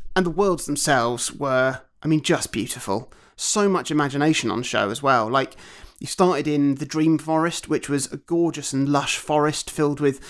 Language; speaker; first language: English; native; English